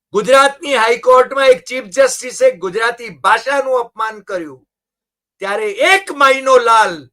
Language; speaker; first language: Gujarati; native; Gujarati